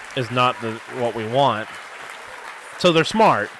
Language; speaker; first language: English; native; English